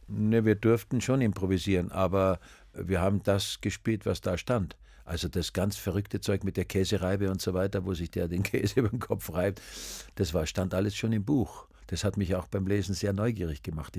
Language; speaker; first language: German; native; German